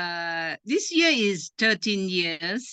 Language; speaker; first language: English; non-native, learner; Thai